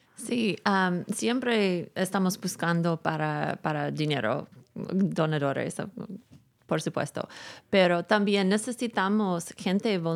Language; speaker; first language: Spanish; non-native, learner; English